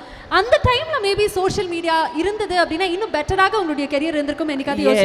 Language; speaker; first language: Tamil; native; Tamil